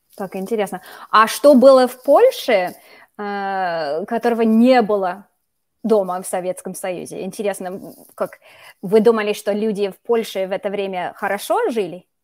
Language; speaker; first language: Russian; non-native, fluent; English